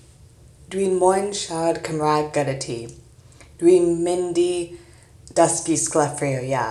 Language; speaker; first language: Welsh; non-native, learner; English